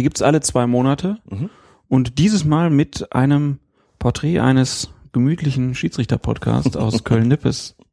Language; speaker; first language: German; native; German